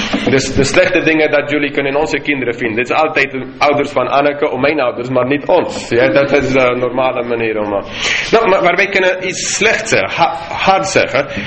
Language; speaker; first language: Dutch; non-native, fluent; English